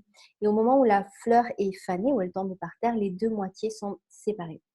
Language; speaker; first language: French; native; French